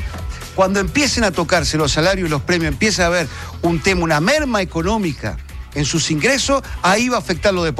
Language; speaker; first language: Spanish; native; Spanish